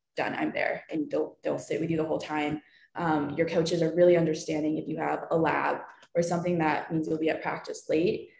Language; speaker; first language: English; native; English